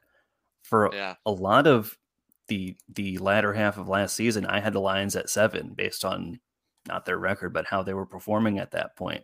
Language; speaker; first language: English; native; English